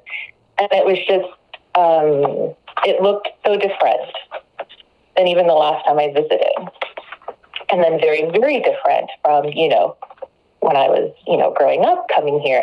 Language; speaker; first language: English; native; English